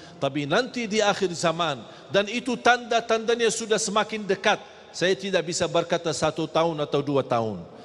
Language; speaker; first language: Malay; non-native, fluent; Arabic